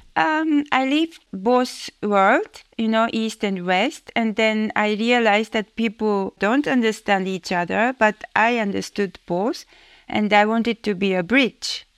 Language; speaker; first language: English; non-native, fluent; Japanese